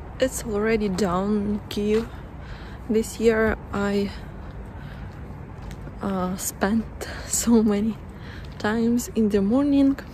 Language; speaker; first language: English; non-native, fluent; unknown